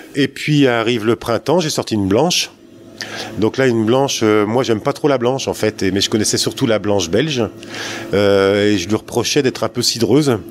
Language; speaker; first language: French; native; French